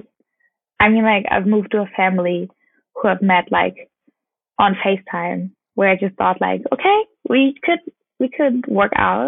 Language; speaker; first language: English; non-native, fluent; German